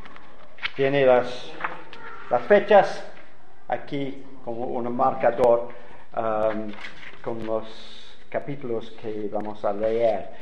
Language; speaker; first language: Spanish; non-native, fluent; English